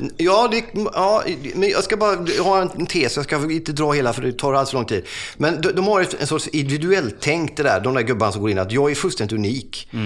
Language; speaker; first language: Swedish; native; Swedish